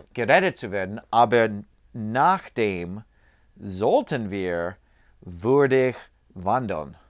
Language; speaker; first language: German; non-native, learner; English